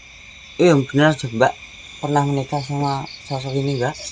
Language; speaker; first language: Indonesian; native; Indonesian